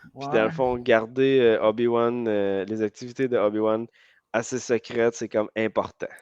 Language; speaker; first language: French; native; French